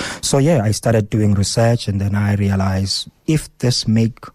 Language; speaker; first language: English; non-native, local second language; Xhosa